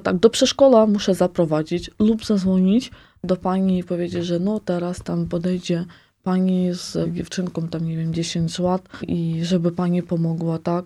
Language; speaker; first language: Polish; non-native, fluent; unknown